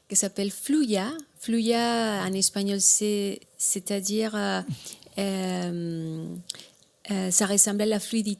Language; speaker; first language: French; non-native, learner; Spanish